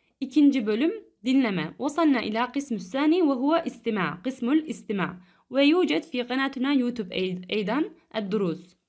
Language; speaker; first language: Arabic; non-native, fluent; Turkish